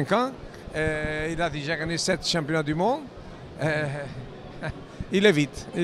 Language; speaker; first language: French; non-native, fluent; Italian